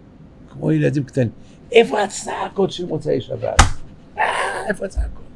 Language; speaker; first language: Hebrew; non-native, fluent; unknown